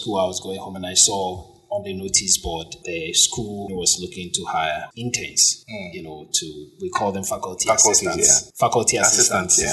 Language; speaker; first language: English; non-native, local second language; Akan